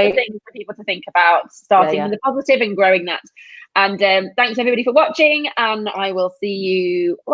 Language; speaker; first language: English; native; English